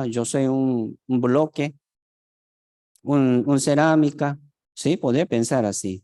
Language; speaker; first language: Spanish; non-native, fluent; Korean